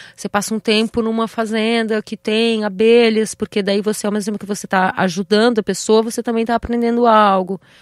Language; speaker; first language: Portuguese; native; Portuguese